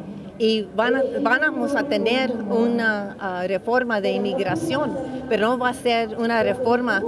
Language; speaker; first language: Spanish; early bilingual, heritage; English